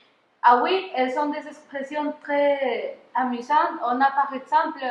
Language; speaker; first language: French; non-native, fluent; Spanish